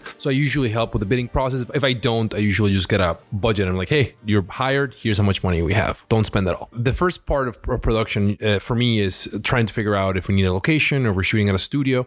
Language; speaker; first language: English; early bilingual, other home language; Spanish